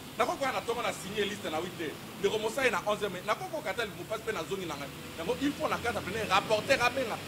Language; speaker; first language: Lingala; native; Lingala